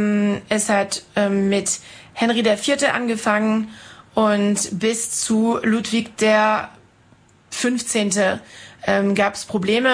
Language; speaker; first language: German; non-native, fluent; French